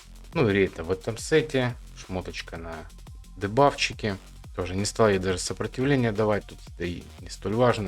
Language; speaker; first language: Russian; native; Russian